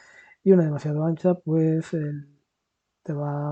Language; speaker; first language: Spanish; native; Spanish